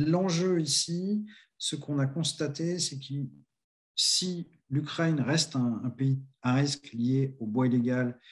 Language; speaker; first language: French; native; French